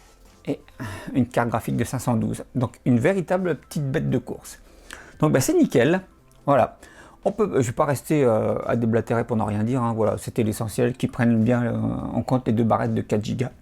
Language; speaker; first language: French; native; French